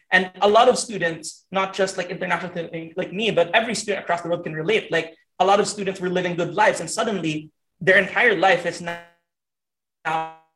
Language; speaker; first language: English; non-native, local second language; Hiligaynon